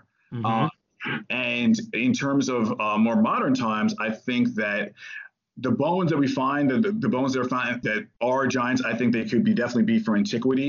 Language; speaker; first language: English; native; English